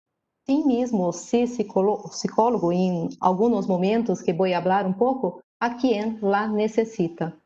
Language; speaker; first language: Spanish; non-native, learner; Portuguese